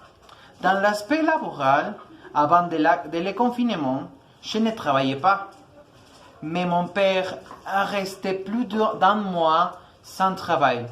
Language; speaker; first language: French; non-native, learner; Spanish